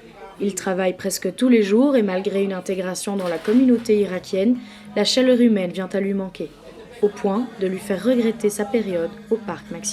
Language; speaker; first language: French; native; French